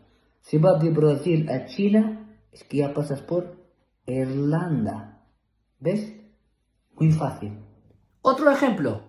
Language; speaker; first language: Spanish; non-native, fluent; Arabic